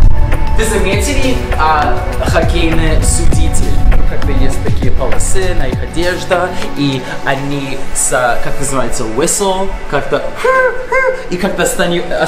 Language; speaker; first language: Russian; non-native, fluent; English